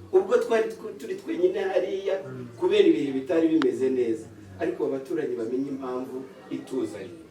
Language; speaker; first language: Kinyarwanda; early bilingual, heritage; Kinyarwanda